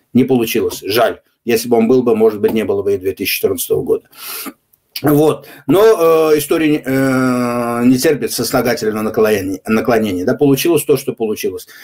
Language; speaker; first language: Russian; non-native, local second language; Azerbaijani